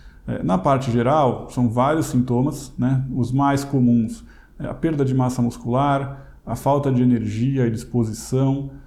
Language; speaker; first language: Portuguese; native; Portuguese